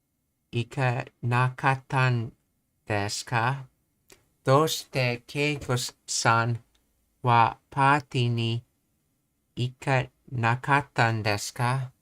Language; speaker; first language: Japanese; non-native, learner; English